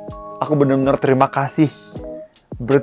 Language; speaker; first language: Indonesian; non-native, fluent; Japanese